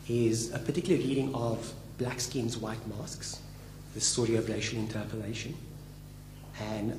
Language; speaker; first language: English; native; English